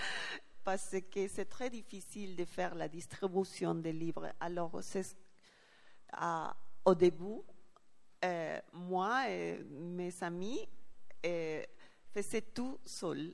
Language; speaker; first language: French; non-native, learner; Spanish